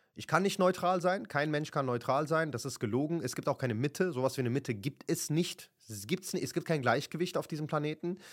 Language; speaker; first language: German; early bilingual, other home language; Kurdish